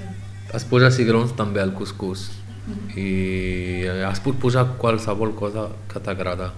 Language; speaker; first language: Catalan; non-native, learner; Arabic